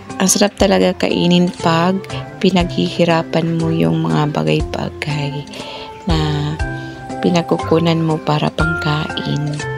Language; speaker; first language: Filipino; non-native, local second language; Cebuano